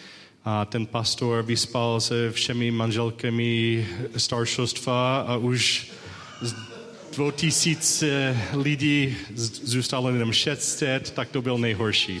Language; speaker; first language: Czech; non-native, learner; English